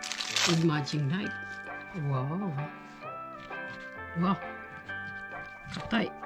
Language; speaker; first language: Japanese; non-native, learner; Filipino